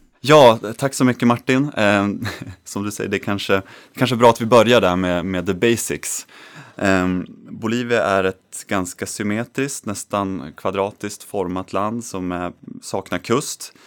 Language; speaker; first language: Swedish; native; Swedish